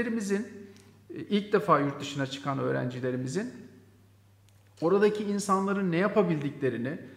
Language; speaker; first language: Turkish; native; Turkish